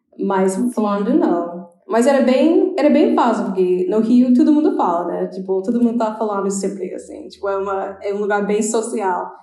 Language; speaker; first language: Portuguese; non-native, fluent; English